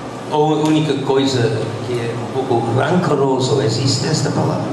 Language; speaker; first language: Portuguese; non-native, fluent; English